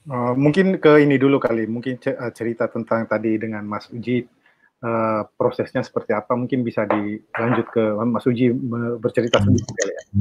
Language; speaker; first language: Indonesian; native; Indonesian